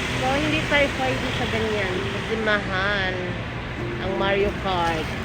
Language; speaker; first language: Filipino; native; Filipino